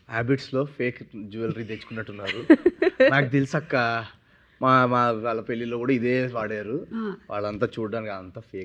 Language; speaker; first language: Telugu; native; Telugu